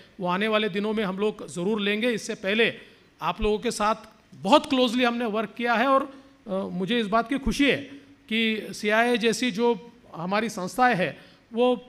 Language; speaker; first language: Hindi; non-native, local second language; Marathi